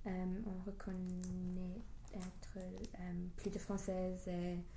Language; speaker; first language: French; non-native, learner; English